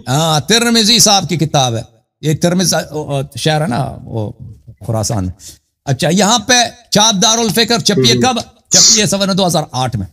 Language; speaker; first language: Urdu; non-native, local second language; Punjabi